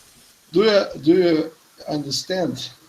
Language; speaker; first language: English; non-native, learner; Portuguese